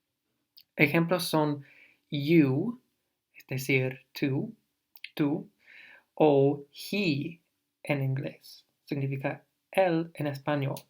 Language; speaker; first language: Spanish; non-native, fluent; English